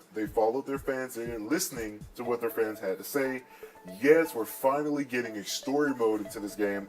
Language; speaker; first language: English; native; English